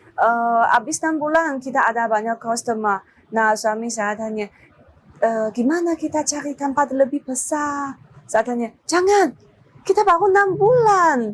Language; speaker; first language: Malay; non-native, learner; Chinese